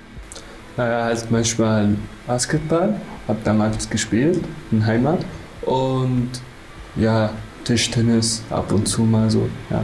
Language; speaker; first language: German; non-native, fluent; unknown